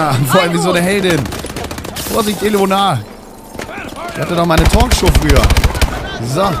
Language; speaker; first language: German; native; German